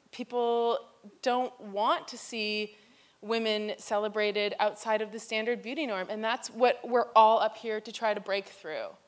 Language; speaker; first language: English; native; English